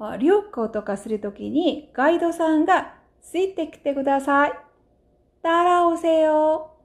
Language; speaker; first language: Japanese; non-native, fluent; Korean